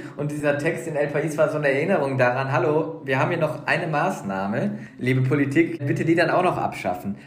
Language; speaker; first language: German; native; German